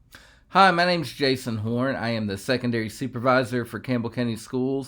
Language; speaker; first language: English; native; English